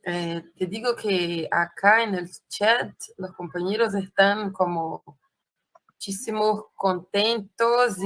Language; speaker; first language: Spanish; non-native, fluent; Portuguese